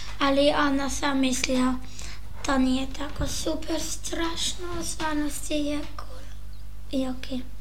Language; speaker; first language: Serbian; early bilingual, heritage; Serbian